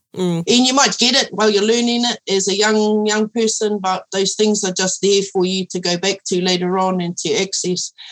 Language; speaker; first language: English; early bilingual, other home language; Māori